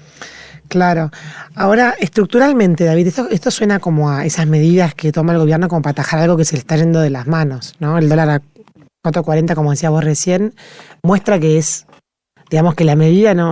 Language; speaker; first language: Spanish; native; Spanish